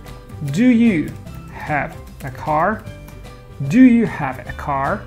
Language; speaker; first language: English; non-native, fluent; Russian